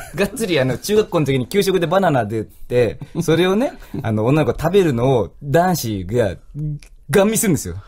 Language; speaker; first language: Japanese; native; Japanese